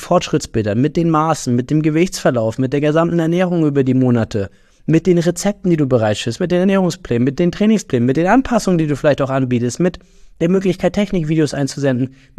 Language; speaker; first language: German; native; German